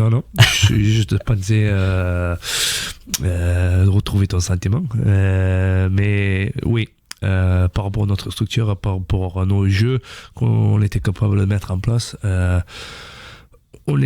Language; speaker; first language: French; non-native, fluent; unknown